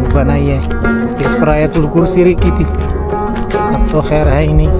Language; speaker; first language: Urdu; native; Urdu